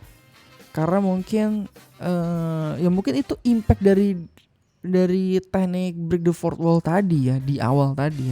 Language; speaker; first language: Indonesian; native; Indonesian